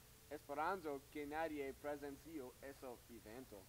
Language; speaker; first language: Spanish; non-native, learner; English